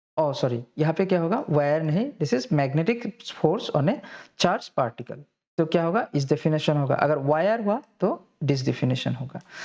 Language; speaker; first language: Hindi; non-native, local second language; Assamese